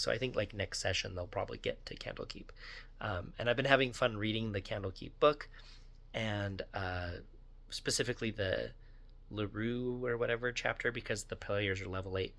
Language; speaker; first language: English; native; English